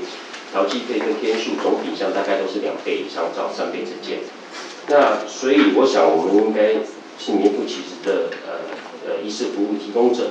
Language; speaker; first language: Chinese; native; Chinese